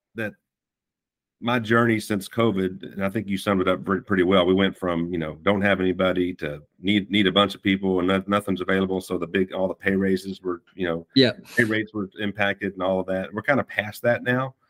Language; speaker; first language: English; native; English